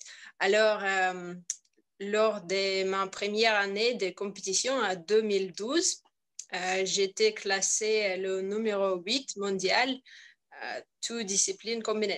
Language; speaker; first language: French; non-native, learner; Russian